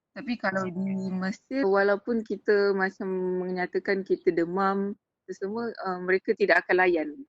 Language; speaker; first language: Malay; native; Malay